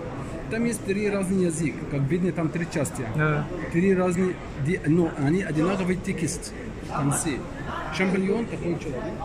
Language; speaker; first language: Russian; non-native, learner; Arabic